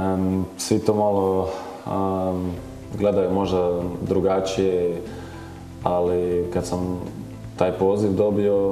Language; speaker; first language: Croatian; early bilingual, heritage; Croatian